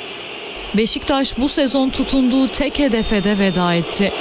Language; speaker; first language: Turkish; native; Turkish